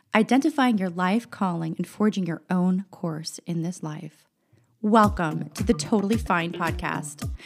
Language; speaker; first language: English; early bilingual, other home language; Russian